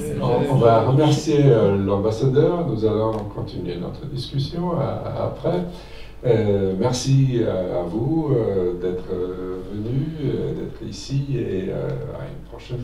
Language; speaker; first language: French; non-native, fluent; Serbian